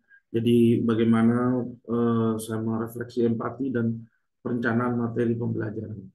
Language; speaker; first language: Indonesian; native; Indonesian